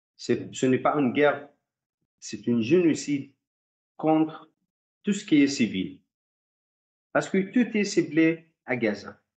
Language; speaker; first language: French; non-native, fluent; Arabic